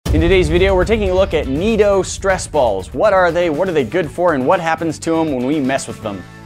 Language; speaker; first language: English; native; English